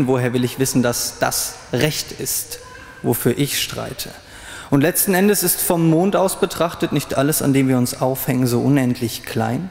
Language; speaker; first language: German; native; German